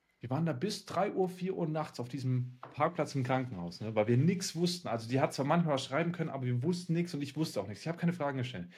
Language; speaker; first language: German; early bilingual, other home language; Russian